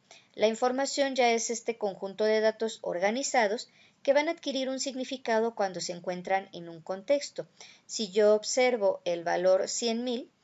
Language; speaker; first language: Spanish; native; Spanish